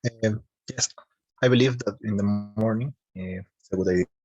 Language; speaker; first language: English; non-native, learner; Spanish